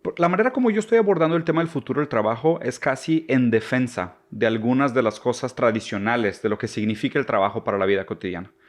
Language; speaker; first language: Spanish; native; Spanish